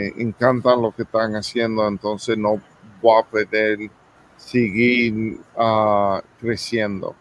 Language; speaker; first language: Spanish; early bilingual, heritage; English